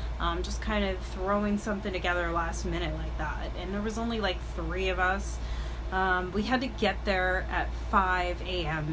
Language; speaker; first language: English; native; English